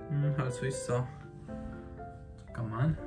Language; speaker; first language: Korean; non-native, learner; Polish